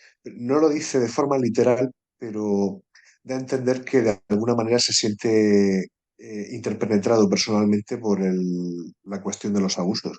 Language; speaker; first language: Spanish; native; Spanish